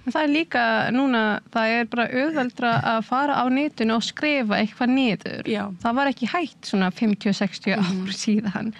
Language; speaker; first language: Icelandic; non-native, learner; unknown